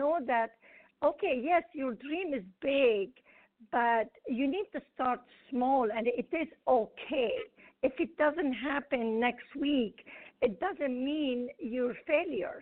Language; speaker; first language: English; non-native, fluent; Arabic